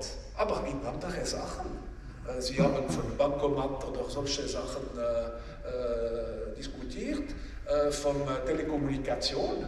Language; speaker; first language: German; non-native, local second language; French